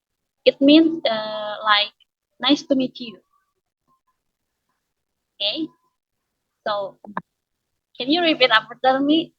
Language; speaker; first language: English; non-native, learner; Indonesian